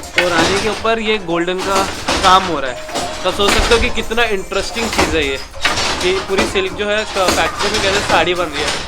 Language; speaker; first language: Hindi; non-native, local second language; Bangla